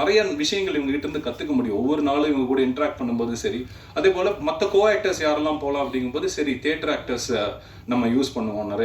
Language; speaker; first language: Tamil; native; Tamil